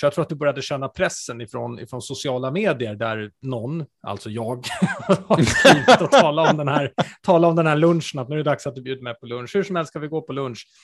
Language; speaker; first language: Swedish; native; Swedish